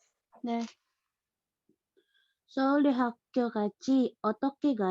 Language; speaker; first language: Korean; non-native, learner; Indonesian